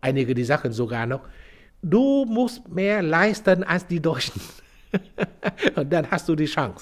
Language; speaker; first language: German; non-native, fluent; Vietnamese